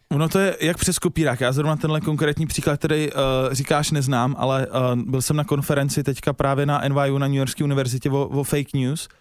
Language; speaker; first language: Czech; native; Czech